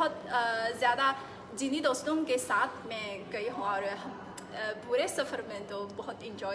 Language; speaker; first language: Hindi; non-native, fluent; Chinese